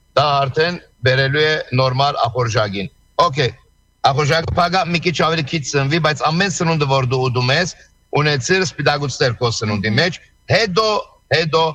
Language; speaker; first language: Armenian; native; Armenian